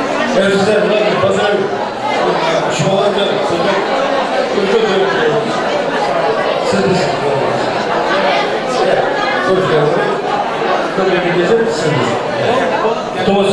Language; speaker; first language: Russian; non-native, local second language; Kazakh